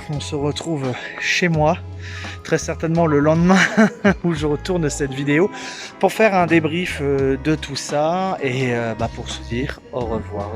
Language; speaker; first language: French; native; French